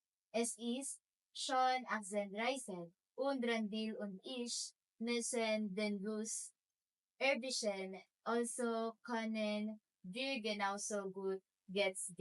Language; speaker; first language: German; non-native, learner; Filipino